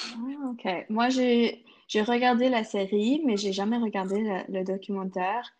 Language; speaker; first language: French; non-native, local second language; English